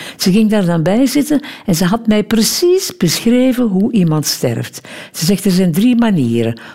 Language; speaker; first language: Dutch; native; Dutch